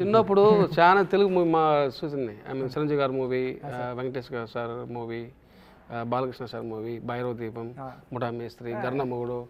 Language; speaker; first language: Telugu; non-native, learner; Tamil